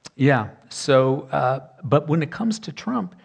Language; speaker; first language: English; native; English